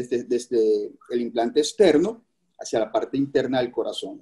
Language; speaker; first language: Spanish; native; Spanish